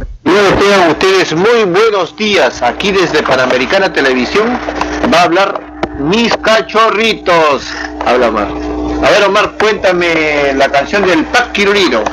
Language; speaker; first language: Spanish; native; Spanish